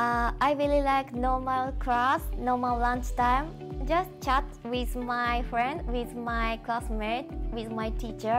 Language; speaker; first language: English; non-native, learner; Japanese